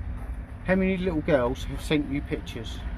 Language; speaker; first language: English; native; English